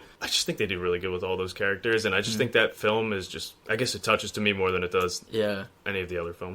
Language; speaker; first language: English; native; English